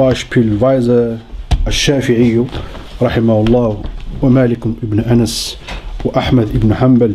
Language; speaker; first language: German; non-native, learner; Arabic